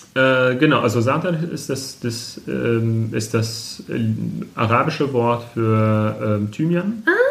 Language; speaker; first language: German; non-native, fluent; Arabic